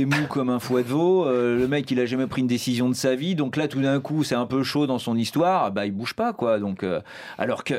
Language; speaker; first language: French; native; French